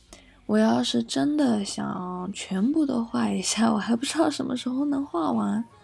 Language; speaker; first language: Chinese; early bilingual, heritage; English